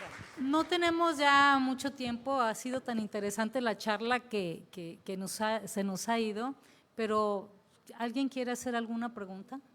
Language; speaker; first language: Spanish; native; Spanish